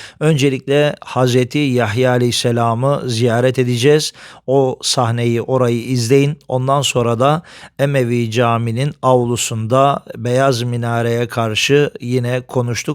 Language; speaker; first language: Turkish; native; Turkish